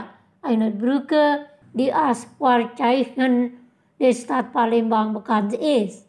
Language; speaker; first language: German; non-native, fluent; Indonesian